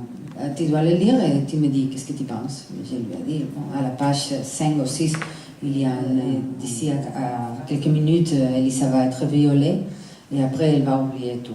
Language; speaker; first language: French; non-native, fluent; Spanish